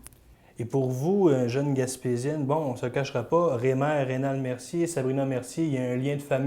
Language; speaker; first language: French; native; French